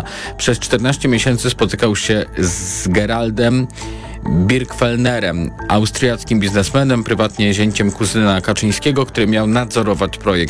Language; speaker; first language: Polish; native; Polish